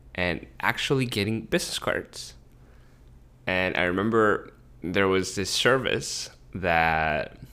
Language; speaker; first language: English; early bilingual, other home language; Spanish